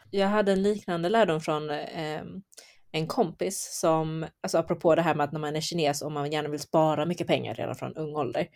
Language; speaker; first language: Swedish; early bilingual, other home language; Chinese